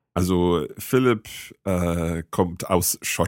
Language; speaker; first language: German; non-native, fluent; English